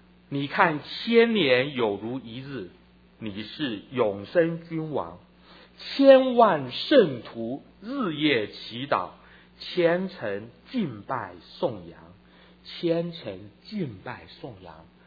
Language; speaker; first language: Chinese; native; Chinese